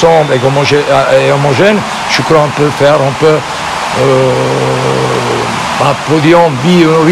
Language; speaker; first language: French; non-native, fluent; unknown